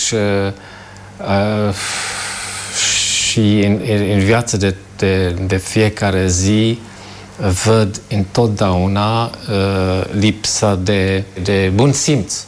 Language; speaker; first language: Romanian; non-native, fluent; German